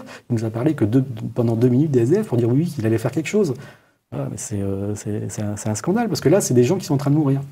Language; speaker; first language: French; native; French